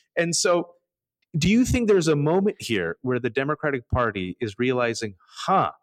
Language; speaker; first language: English; early bilingual, other home language; Urdu